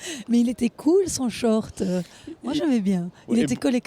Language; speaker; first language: French; native; French